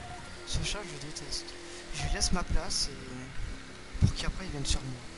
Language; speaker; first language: French; native; French